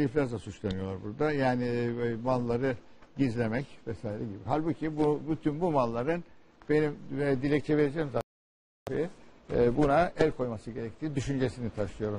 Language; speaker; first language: Turkish; native; Turkish